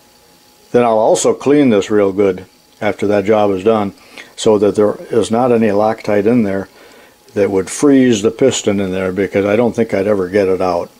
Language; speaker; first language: English; native; English